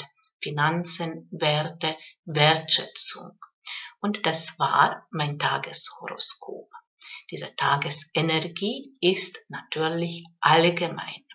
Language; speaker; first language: German; non-native, fluent; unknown